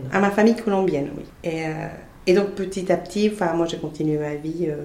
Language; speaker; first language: French; non-native, fluent; Spanish